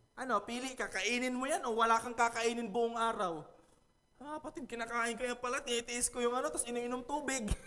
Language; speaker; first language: Filipino; non-native, local second language; Cebuano